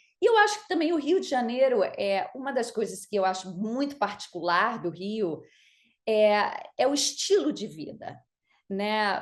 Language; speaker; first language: Portuguese; native; Portuguese